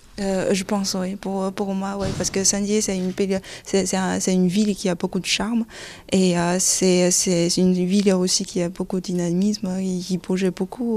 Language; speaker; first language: French; non-native, fluent; Chinese